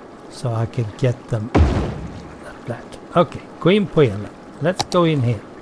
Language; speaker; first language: English; non-native, fluent; Swedish